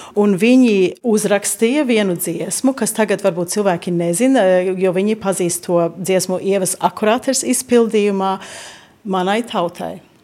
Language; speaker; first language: Latvian; early bilingual, heritage; Latvian